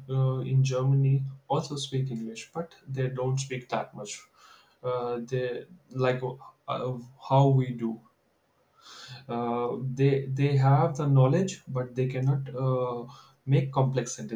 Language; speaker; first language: English; non-native, local second language; Hindi